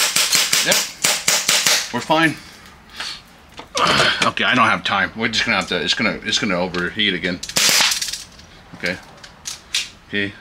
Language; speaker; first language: English; native; English